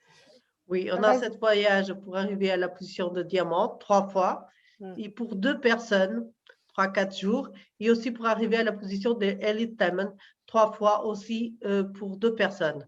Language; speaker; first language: French; non-native, fluent; Portuguese